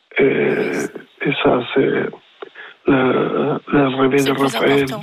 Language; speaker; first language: French; non-native, learner; Spanish